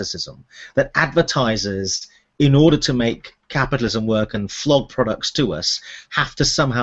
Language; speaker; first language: English; native; English